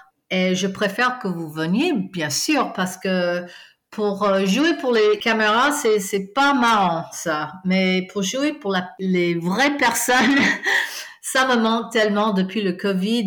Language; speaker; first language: French; non-native, fluent; English